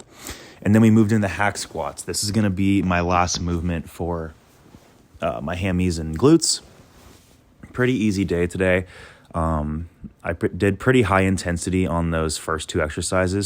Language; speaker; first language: English; native; English